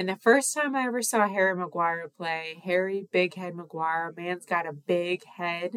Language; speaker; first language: English; native; English